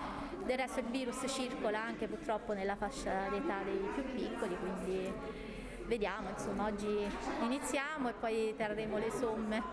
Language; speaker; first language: Italian; native; Italian